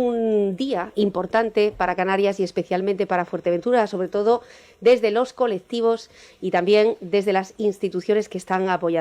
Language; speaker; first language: Spanish; native; Spanish